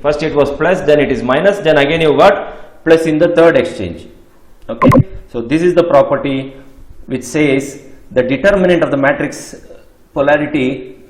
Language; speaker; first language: English; non-native, local second language; Kannada